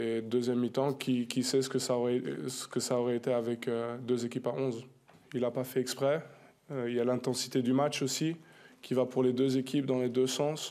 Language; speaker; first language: French; native; French